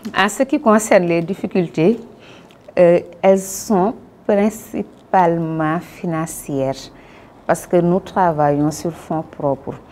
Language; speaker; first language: French; non-native, local second language; Wolof